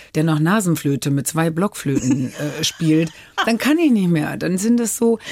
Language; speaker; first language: German; native; German